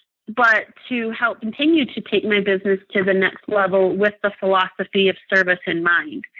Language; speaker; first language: English; native; English